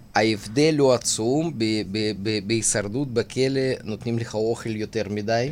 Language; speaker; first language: Hebrew; non-native, fluent; Russian